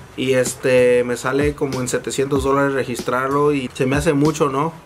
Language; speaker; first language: Spanish; early bilingual, heritage; Spanish